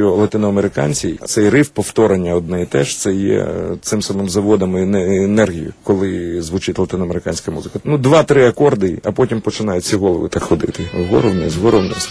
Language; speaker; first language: Ukrainian; native; Ukrainian